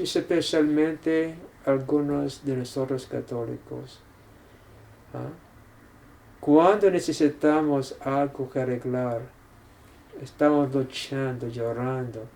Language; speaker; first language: Spanish; non-native, fluent; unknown